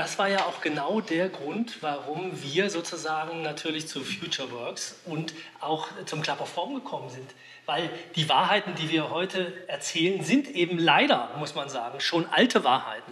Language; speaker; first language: German; native; German